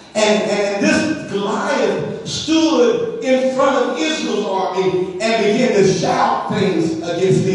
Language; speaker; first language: English; native; English